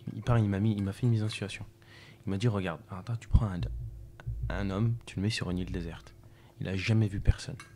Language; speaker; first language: French; native; French